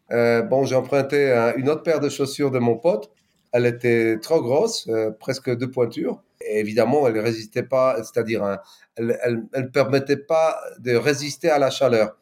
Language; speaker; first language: French; non-native, fluent; Polish